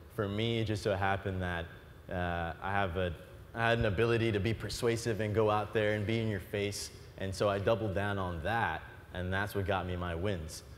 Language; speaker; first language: English; native; English